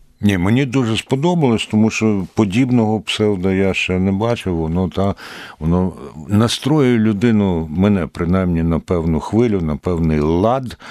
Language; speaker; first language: Ukrainian; native; Ukrainian